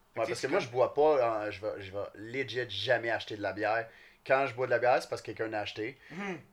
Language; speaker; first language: French; native; French